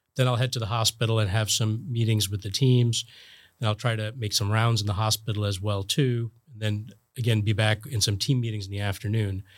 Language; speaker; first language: English; native; English